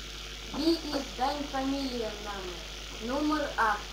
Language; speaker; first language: German; non-native, learner; Russian